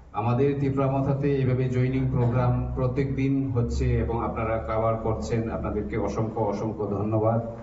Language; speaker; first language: Bangla; non-native, local second language; Kok Borok